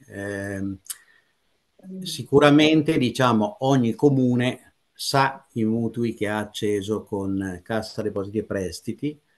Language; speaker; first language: Italian; native; Italian